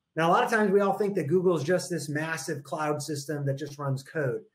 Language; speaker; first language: English; native; English